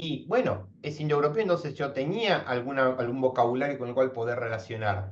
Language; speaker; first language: Spanish; native; Spanish